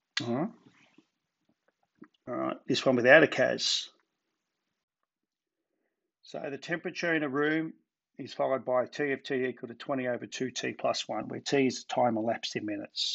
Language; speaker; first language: English; native; English